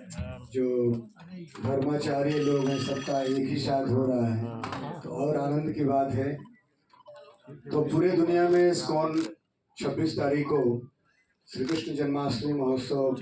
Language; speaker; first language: Hindi; native; Hindi